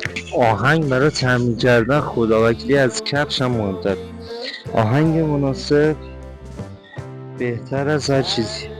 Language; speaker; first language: Persian; native; Persian